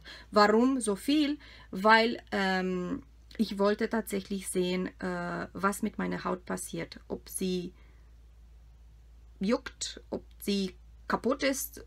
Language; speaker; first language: German; non-native, fluent; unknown